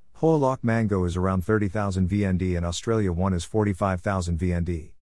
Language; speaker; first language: English; non-native, fluent; Vietnamese